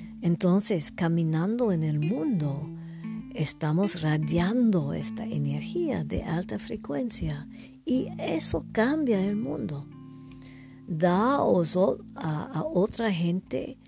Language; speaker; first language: Spanish; non-native, learner; English